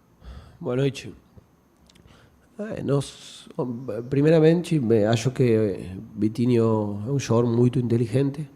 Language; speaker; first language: Portuguese; non-native, fluent; Spanish